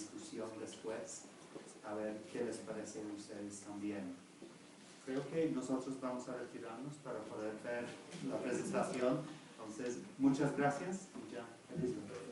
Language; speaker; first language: Spanish; non-native, fluent; English